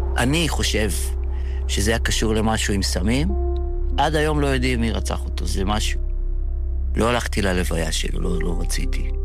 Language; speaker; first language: Hebrew; early bilingual, other home language; Yiddish